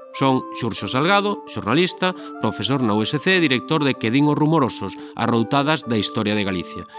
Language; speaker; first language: Galician; native; Galician